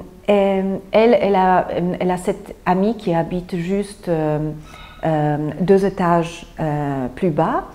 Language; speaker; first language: French; non-native, fluent; Polish